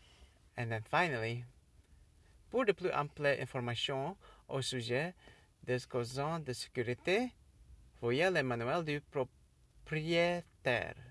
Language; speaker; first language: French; non-native, learner; English